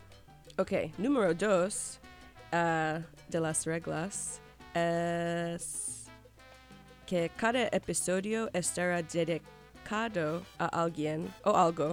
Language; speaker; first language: Spanish; non-native, learner; English